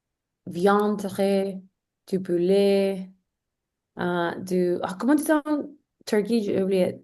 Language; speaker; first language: French; non-native, learner; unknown